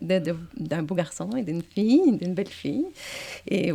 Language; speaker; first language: French; native; French